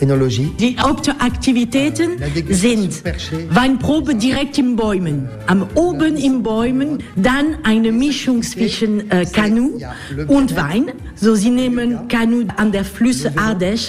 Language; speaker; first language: German; non-native, learner; French